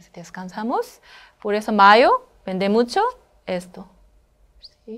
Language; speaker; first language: Spanish; non-native, learner; Korean